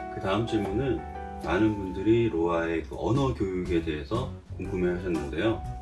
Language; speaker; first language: Korean; native; Korean